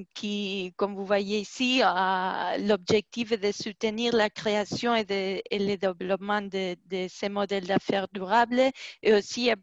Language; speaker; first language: French; non-native, fluent; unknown